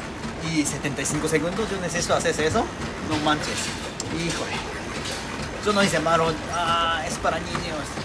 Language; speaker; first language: Spanish; non-native, learner; Japanese